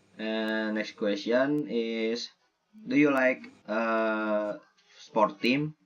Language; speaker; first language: English; non-native, learner; Indonesian